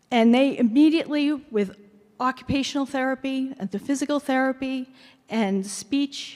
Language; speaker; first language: English; early bilingual, other home language; Finnish